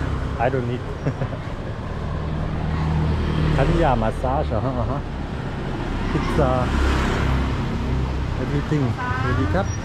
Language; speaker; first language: English; non-native, fluent; German